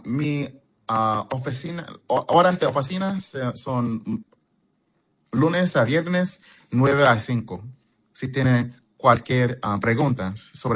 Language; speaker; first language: Spanish; non-native, fluent; English